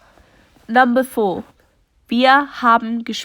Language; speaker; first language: German; non-native, learner; English